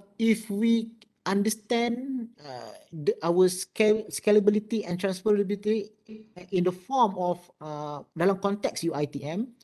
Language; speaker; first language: English; non-native, local second language; Malay